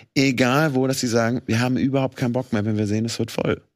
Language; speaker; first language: German; native; German